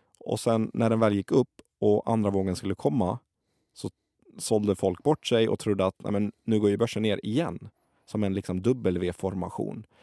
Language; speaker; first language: Swedish; early bilingual, other home language; Arabic